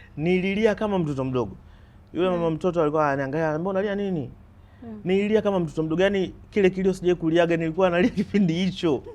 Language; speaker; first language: Swahili; native; Swahili